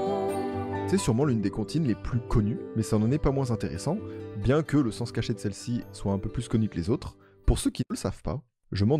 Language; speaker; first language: French; native; French